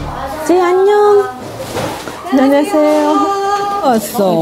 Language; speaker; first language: Korean; non-native, learner; Indonesian